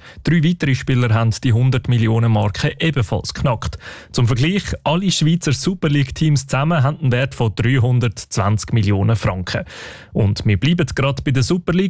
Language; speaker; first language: German; native; German